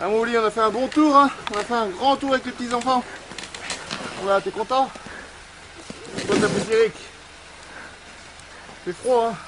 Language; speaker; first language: French; native; French